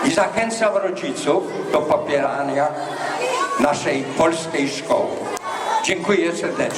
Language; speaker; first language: Polish; early bilingual, heritage; Polish